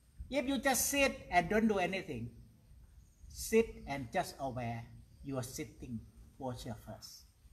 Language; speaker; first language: English; non-native, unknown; Thai